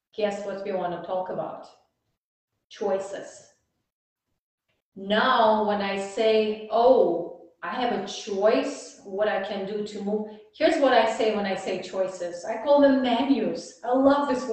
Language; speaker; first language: English; non-native, fluent; Russian